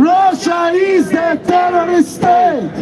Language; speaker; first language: English; non-native, fluent; Ukrainian